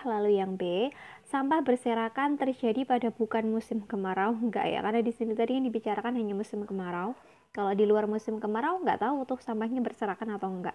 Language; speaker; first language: Indonesian; native; Indonesian